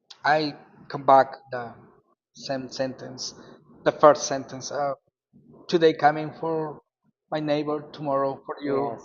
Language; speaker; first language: English; non-native, learner; Spanish